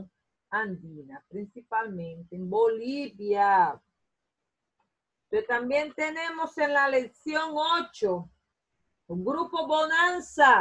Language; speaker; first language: Spanish; non-native, fluent; Portuguese